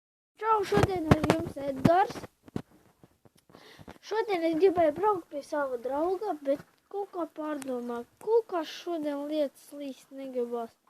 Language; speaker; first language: Latvian; non-native, local second language; Russian